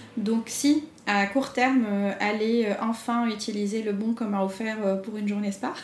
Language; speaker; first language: French; non-native, local second language; Arabic